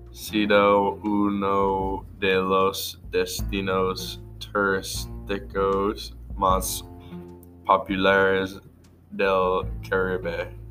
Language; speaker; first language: Spanish; non-native, learner; English